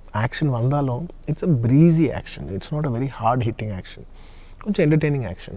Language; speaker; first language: Tamil; non-native, local second language; Telugu